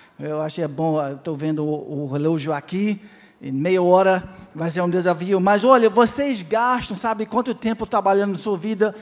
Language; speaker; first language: Portuguese; non-native, fluent; English